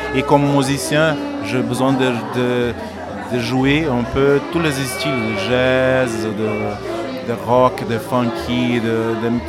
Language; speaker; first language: French; non-native, learner; Portuguese